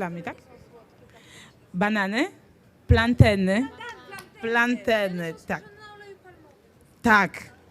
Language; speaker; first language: Polish; non-native, fluent; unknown